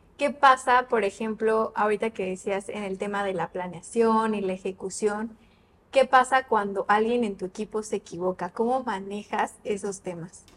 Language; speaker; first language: Spanish; native; Spanish